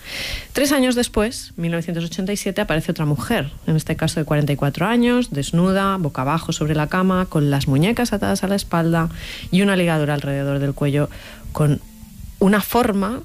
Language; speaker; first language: Spanish; native; Spanish